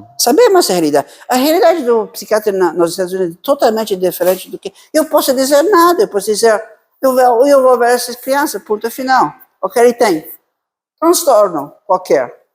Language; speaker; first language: Portuguese; non-native, fluent; Italian